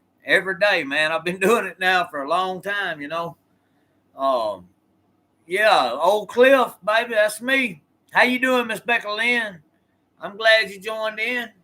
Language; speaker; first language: English; native; English